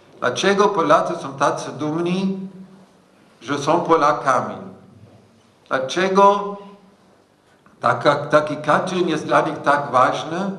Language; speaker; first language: Polish; non-native, fluent; German